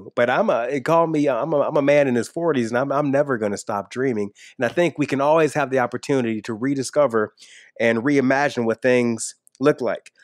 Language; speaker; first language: English; native; English